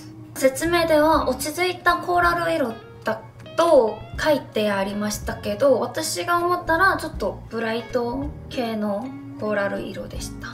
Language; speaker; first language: Japanese; non-native, fluent; Korean